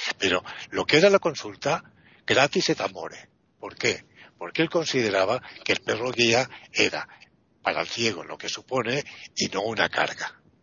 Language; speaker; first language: Spanish; non-native, fluent; Italian